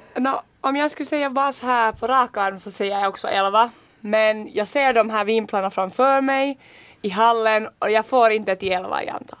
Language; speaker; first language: Swedish; native; Swedish